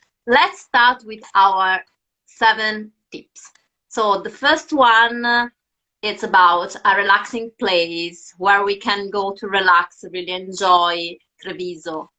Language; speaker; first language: English; non-native, fluent; Italian